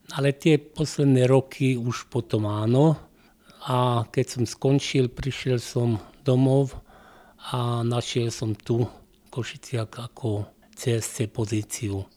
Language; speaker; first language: Slovak; non-native, local second language; Hungarian